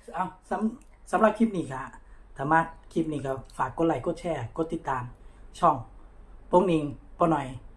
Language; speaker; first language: Thai; native; Thai